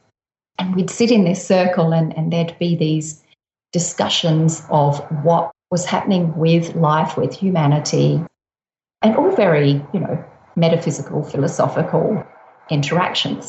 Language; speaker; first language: English; native; English